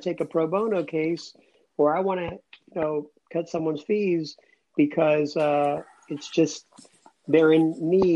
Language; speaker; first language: English; native; English